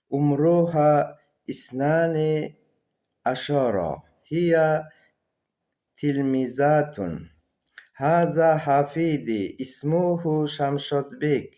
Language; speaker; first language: Arabic; non-native, learner; Uzbek